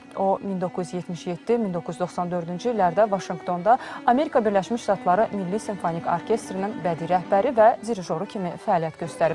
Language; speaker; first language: Azerbaijani; native; Azerbaijani